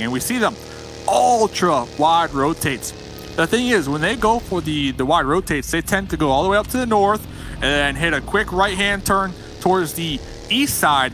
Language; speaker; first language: English; native; English